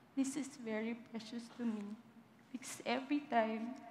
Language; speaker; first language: English; non-native, local second language; Filipino